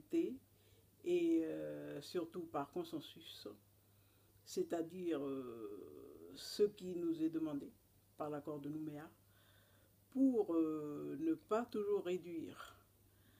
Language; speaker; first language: French; non-native, local second language; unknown